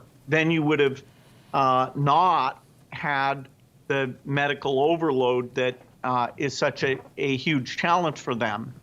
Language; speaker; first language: English; native; English